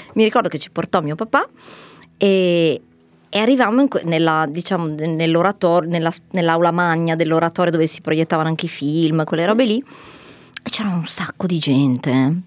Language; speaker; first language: Italian; native; Italian